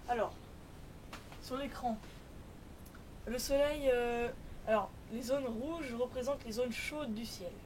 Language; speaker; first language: French; native; French